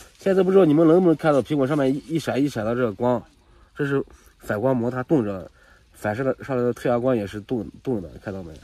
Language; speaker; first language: Chinese; native; Chinese